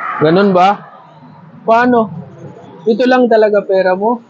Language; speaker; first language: Filipino; non-native, learner; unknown